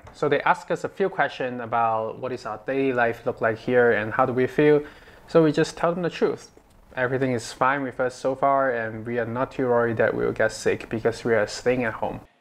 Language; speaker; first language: English; non-native, fluent; Chinese